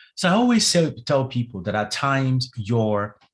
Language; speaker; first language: English; non-native, local second language; Yoruba